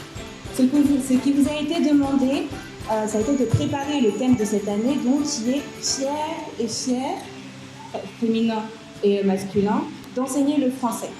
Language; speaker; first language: French; native; French